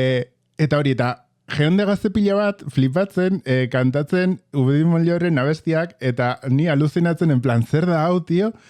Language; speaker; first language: Basque; native; Basque